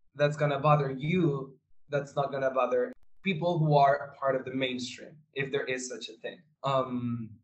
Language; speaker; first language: English; non-native, fluent; Spanish